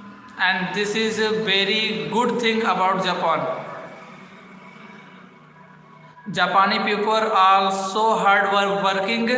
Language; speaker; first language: English; non-native, learner; Hindi